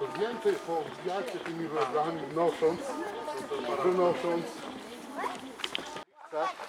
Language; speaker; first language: Polish; native; Polish